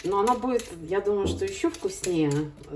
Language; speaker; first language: Russian; native; Russian